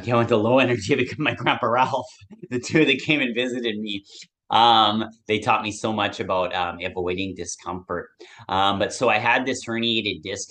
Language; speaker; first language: English; native; English